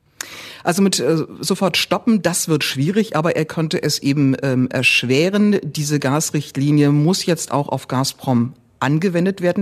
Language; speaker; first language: German; native; German